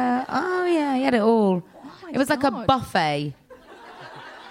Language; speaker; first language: English; native; English